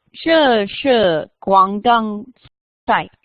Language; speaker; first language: Chinese; non-native, learner; English